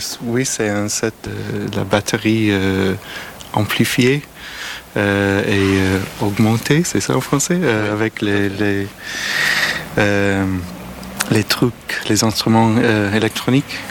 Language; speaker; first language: French; non-native, learner; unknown